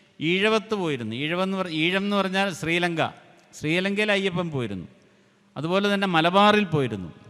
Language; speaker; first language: Malayalam; native; Malayalam